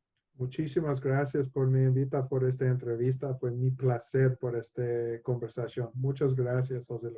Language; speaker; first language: Spanish; non-native, learner; English